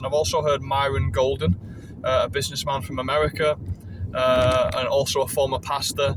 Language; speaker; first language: English; native; English